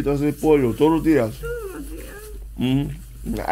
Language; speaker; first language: Spanish; non-native, learner; English